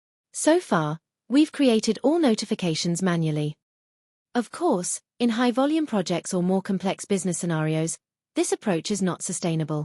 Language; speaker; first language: English; non-native, fluent; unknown